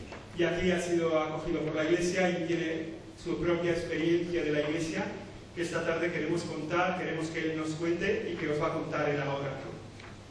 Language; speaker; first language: Spanish; native; Spanish